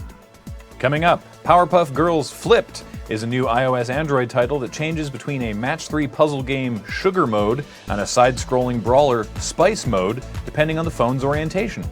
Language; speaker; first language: English; native; English